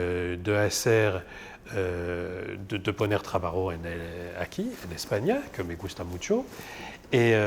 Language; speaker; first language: Spanish; non-native, fluent; French